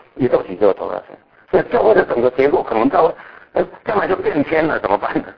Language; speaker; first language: Chinese; native; Chinese